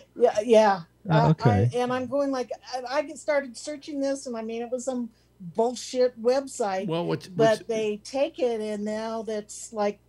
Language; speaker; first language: English; native; English